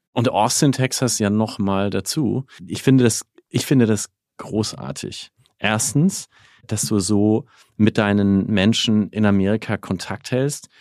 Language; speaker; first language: German; native; German